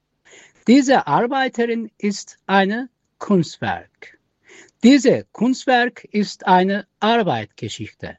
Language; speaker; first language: German; non-native, learner; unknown